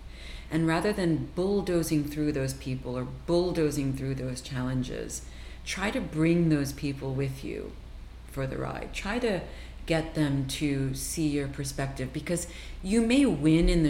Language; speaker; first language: English; native; English